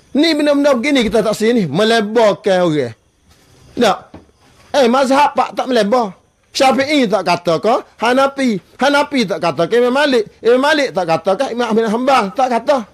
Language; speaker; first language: Malay; native; Malay